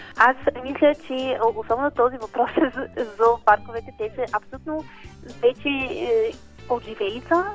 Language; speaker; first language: Bulgarian; non-native, fluent; German